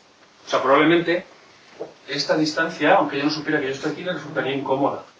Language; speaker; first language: Spanish; native; Spanish